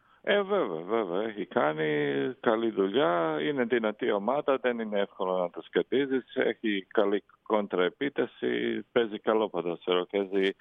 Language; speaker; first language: Greek; non-native, learner; Croatian